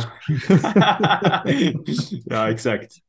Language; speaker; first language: Swedish; early bilingual, heritage; Swedish